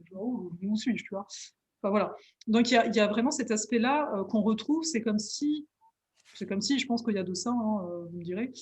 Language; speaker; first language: French; native; French